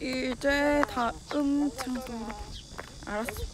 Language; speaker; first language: Korean; native; Korean